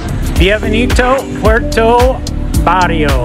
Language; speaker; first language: Spanish; non-native, learner; English